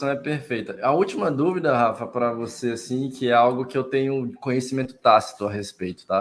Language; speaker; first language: Portuguese; native; Portuguese